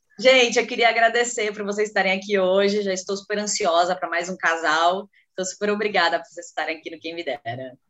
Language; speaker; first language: Portuguese; native; Portuguese